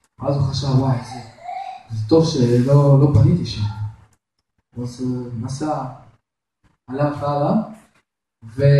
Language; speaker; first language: Hebrew; non-native, fluent; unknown